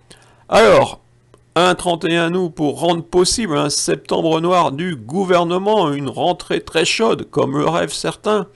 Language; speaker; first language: French; native; French